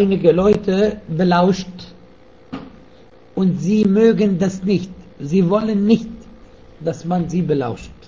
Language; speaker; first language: German; non-native, fluent; Arabic